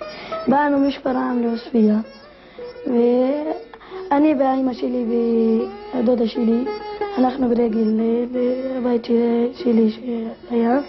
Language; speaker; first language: Hebrew; non-native, local second language; Arabic